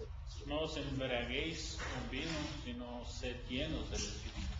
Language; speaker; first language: Spanish; non-native, fluent; English